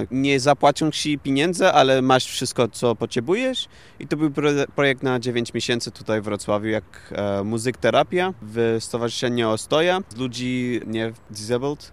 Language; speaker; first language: Polish; non-native, learner; Portuguese